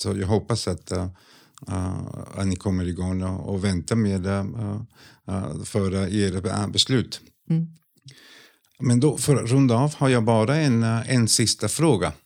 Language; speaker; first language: Swedish; non-native, fluent; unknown